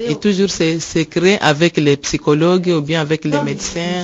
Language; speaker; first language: French; non-native, learner; Rundi